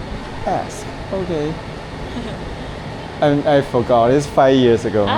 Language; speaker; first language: English; non-native, learner; Chinese